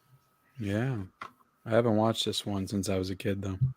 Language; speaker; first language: English; native; English